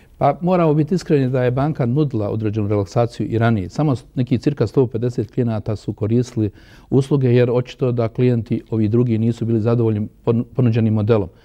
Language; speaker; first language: Croatian; native; Croatian